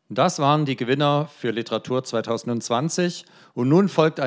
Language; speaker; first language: German; native; German